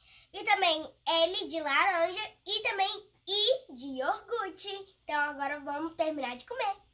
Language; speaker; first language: Portuguese; early bilingual, heritage; Portuguese